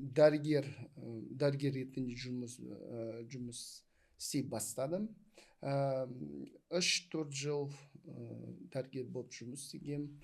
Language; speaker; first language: Kazakh; non-native, local second language; Russian